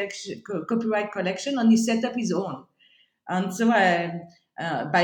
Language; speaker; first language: English; non-native, fluent; French